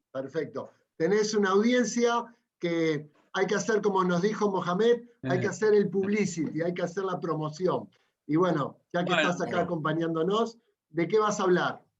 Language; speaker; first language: Spanish; native; Spanish